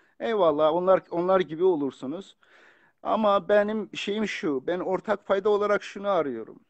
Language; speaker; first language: Turkish; non-native, local second language; Kurdish